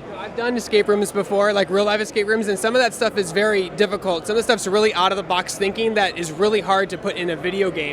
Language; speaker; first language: English; native; English